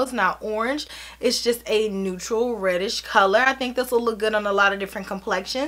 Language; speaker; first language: English; native; English